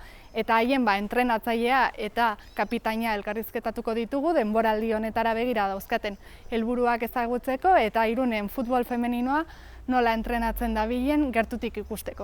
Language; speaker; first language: Basque; native; Basque